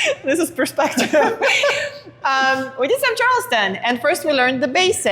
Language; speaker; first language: English; native; English